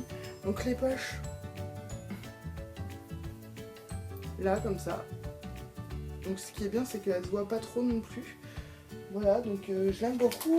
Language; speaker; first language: French; native; French